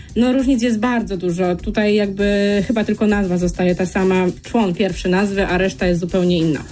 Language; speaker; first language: Polish; native; Polish